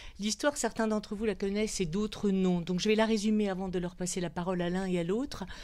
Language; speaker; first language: French; native; French